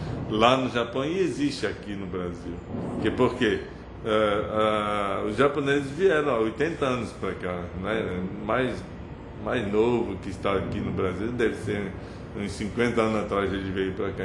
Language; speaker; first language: Portuguese; early bilingual, other home language; Japanese